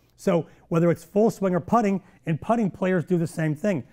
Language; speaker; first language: English; native; English